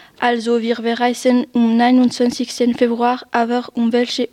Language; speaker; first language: German; non-native, learner; French